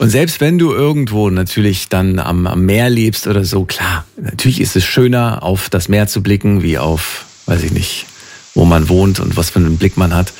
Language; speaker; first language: German; native; German